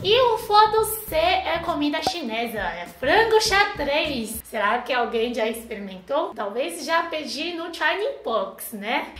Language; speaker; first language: Portuguese; non-native, fluent; Chinese